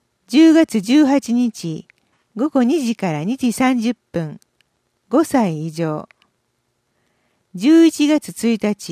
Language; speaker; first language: Japanese; native; Japanese